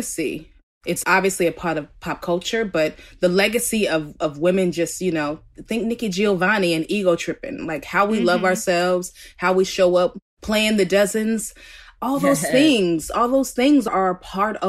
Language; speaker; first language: English; native; English